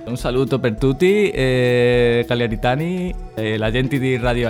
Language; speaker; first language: Italian; non-native, learner; Spanish